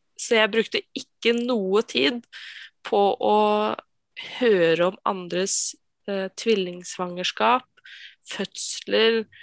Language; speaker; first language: Norwegian; native; Norwegian